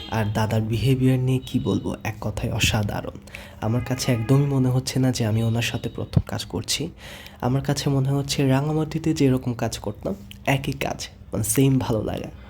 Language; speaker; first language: Bangla; non-native, local second language; Chakma